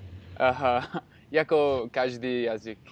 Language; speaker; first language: Czech; non-native, learner; English